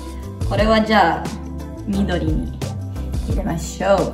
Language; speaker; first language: Japanese; early bilingual, heritage; Japanese